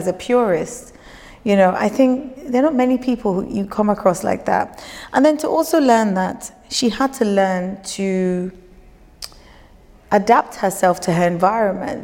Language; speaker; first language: English; non-native, local second language; Yoruba